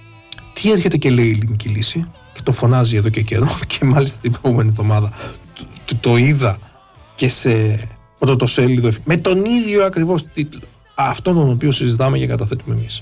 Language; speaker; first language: Greek; native; Greek